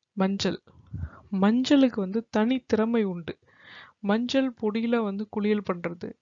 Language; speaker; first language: Tamil; native; Tamil